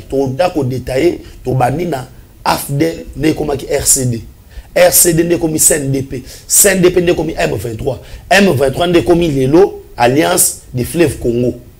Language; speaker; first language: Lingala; non-native, local second language; Swahili